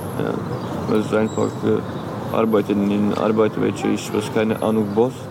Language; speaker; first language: German; non-native, learner; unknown